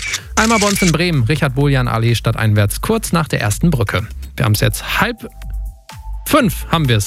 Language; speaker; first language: German; native; German